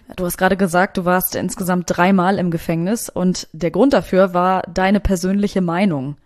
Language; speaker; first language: German; native; German